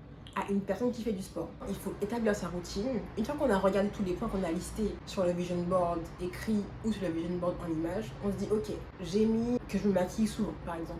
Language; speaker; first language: French; native; French